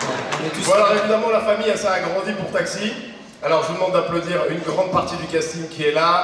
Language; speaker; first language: French; native; French